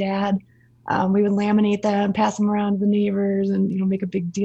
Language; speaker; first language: English; native; English